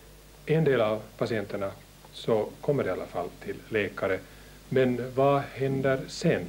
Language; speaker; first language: Swedish; native; Swedish